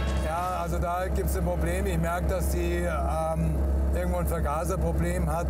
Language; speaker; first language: German; native; German